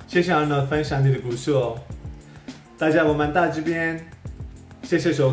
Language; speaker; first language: Chinese; non-native, fluent; Swedish